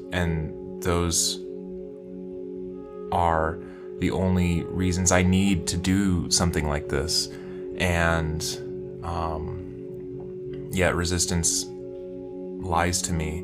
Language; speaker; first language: English; native; English